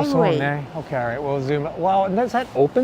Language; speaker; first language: English; non-native, fluent; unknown